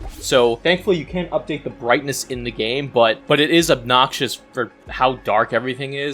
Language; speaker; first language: English; native; English